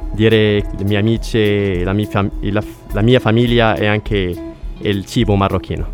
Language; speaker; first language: Italian; non-native, learner; Arabic